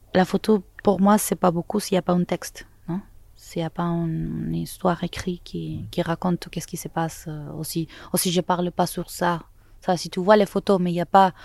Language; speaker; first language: French; non-native, fluent; Spanish